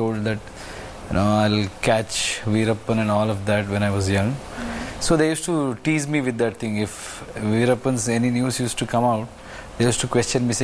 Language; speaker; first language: English; non-native, local second language; Kannada